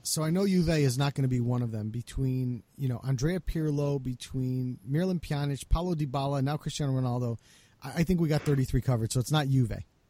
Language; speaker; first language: English; native; English